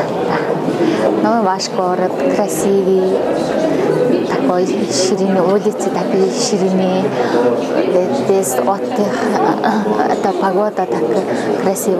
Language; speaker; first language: Russian; non-native, learner; Mongolian